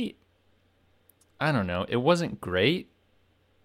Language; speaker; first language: English; native; English